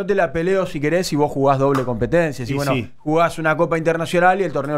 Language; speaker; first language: Spanish; native; Spanish